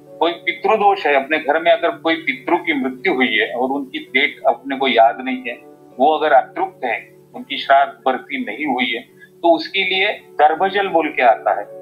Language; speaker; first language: Hindi; non-native, local second language; Marathi